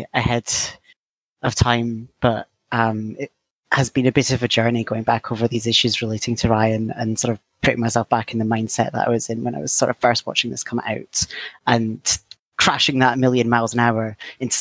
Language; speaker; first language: English; native; English